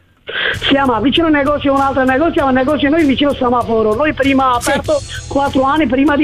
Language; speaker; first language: Italian; non-native, learner; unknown